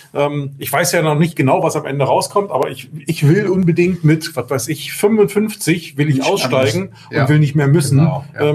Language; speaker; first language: German; native; German